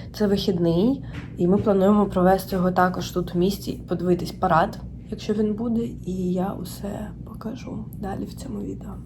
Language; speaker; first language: Ukrainian; native; Ukrainian